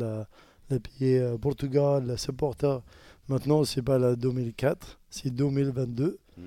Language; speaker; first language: French; non-native, learner; Arabic